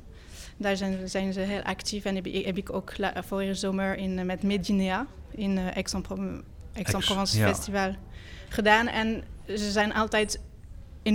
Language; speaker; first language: Dutch; non-native, fluent; French